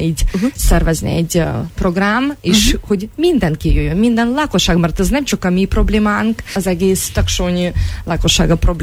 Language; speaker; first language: Hungarian; non-native, fluent; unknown